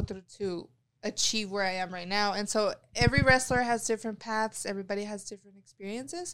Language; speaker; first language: English; early bilingual, other home language; Spanish